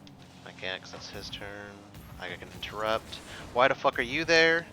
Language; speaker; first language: English; native; English